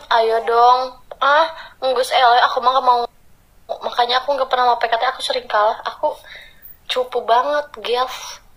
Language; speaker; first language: Indonesian; native; Indonesian